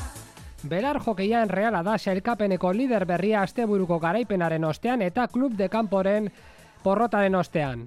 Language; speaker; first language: Basque; native; Basque